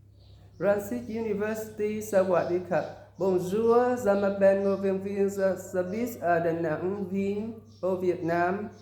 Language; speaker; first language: French; non-native, learner; Vietnamese